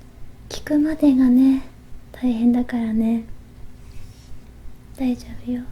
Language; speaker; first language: Japanese; native; Japanese